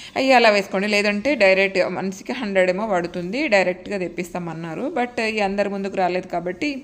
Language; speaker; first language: Telugu; non-native, local second language; Lambadi